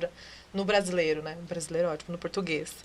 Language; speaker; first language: Portuguese; native; Portuguese